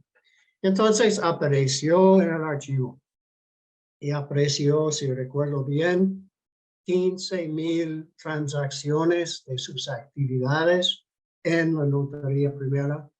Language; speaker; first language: Spanish; non-native, fluent; English